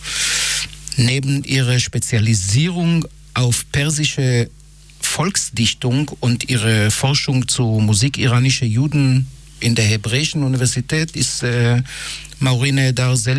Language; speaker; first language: German; non-native, fluent; Hebrew